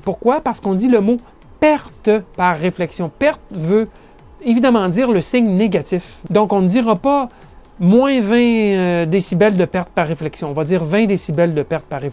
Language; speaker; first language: French; native; French